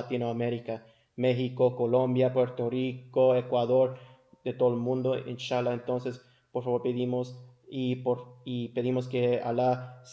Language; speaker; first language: Spanish; early bilingual, heritage; English